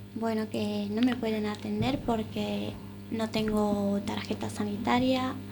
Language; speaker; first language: Spanish; non-native, fluent; Romanian